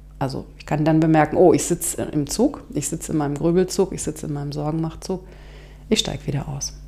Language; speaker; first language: German; native; German